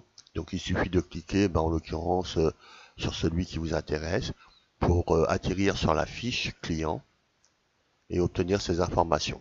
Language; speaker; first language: French; native; French